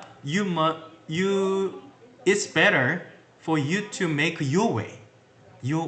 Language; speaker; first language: English; non-native, learner; Korean